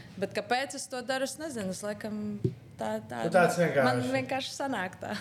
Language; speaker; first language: Latvian; native; Latvian